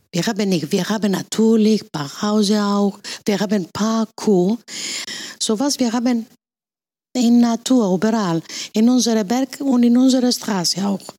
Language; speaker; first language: German; non-native, fluent; Greek